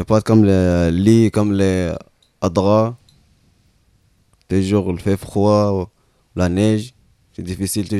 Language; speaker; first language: French; non-native, learner; Arabic